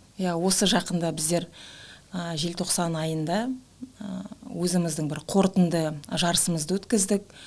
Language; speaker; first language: Kazakh; native; Kazakh